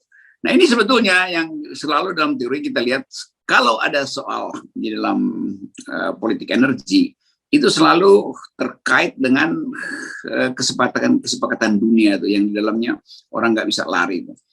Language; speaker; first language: Indonesian; native; Indonesian